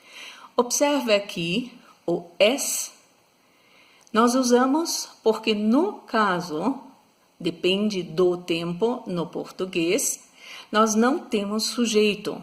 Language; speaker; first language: Portuguese; non-native, fluent; German